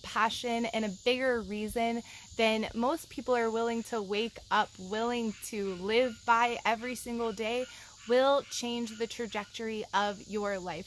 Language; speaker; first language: English; native; English